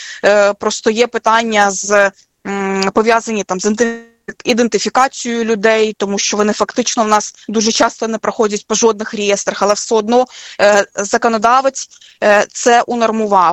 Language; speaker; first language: Ukrainian; native; Ukrainian